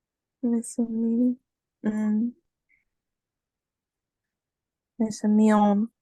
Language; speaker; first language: French; non-native, learner; Spanish